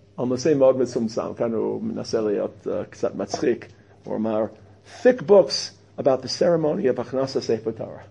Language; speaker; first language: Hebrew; non-native, fluent; English